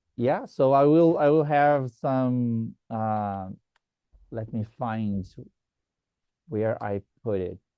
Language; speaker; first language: English; non-native, fluent; Portuguese